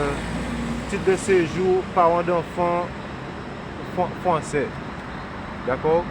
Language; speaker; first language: French; non-native, local second language; Haitian Creole